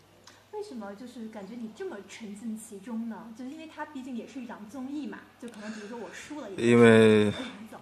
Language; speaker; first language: Chinese; native; Chinese